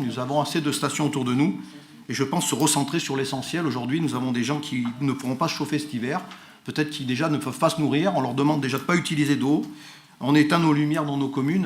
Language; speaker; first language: French; native; French